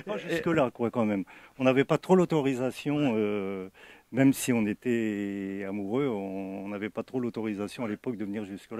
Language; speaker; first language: French; native; French